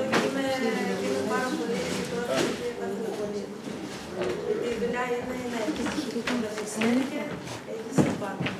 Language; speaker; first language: Greek; early bilingual, other home language; Russian